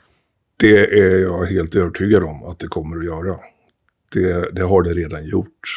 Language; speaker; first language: Swedish; native; Swedish